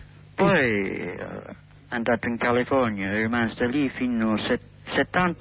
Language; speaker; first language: Italian; non-native, learner; English